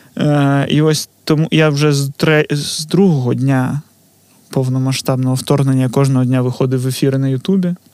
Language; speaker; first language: Ukrainian; non-native, local second language; Russian